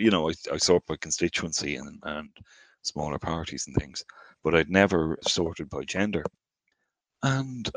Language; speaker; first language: English; native; English